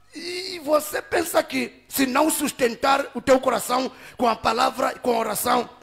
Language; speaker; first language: Portuguese; non-native, local second language; Tsonga